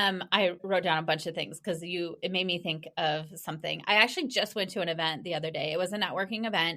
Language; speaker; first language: English; native; English